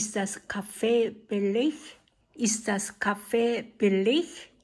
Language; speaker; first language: German; non-native, learner; Korean